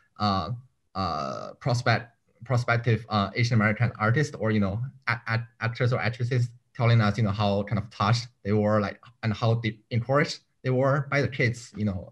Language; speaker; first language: English; non-native, fluent; Chinese